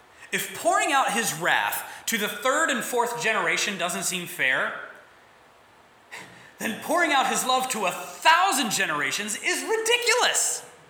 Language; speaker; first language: English; native; English